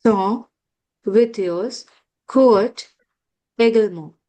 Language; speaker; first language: French; non-native, learner; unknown